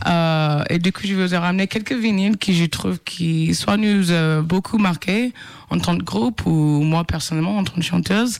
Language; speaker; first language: French; non-native, fluent; English